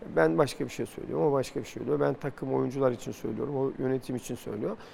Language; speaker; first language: Turkish; native; Turkish